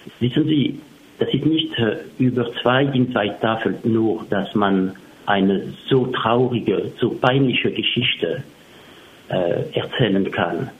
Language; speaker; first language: German; non-native, fluent; French